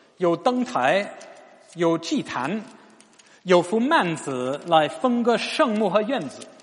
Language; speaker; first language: Chinese; non-native, fluent; English